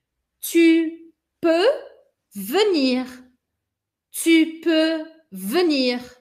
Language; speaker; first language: French; non-native, fluent; Portuguese